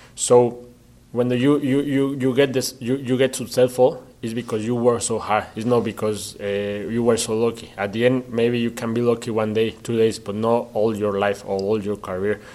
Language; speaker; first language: English; non-native, learner; Spanish